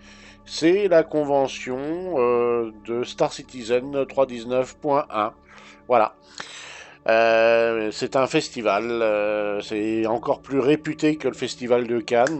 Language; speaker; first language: French; native; French